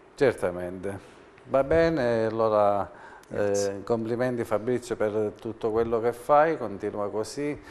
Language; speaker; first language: Italian; native; Italian